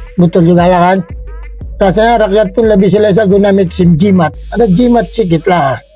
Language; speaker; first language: Malay; non-native, fluent; Filipino